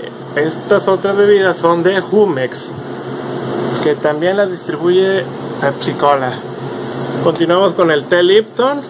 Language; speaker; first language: Spanish; native; Spanish